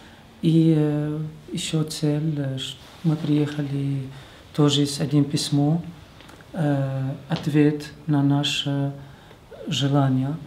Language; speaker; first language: Russian; non-native, learner; Arabic